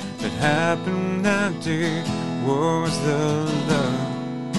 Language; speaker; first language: English; native; English